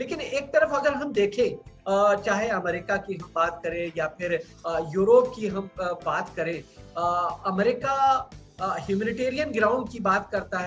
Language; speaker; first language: Hindi; native; Hindi